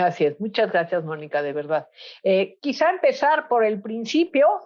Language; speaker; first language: Spanish; native; Spanish